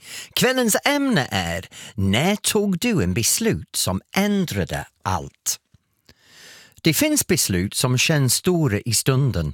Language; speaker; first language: Swedish; non-native, fluent; English